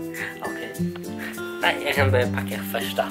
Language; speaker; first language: Swedish; non-native, fluent; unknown